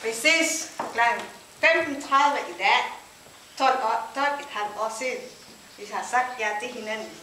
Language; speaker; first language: Danish; non-native, learner; Filipino